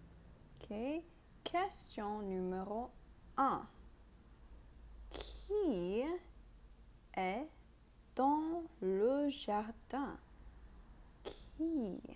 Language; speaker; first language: French; non-native, fluent; English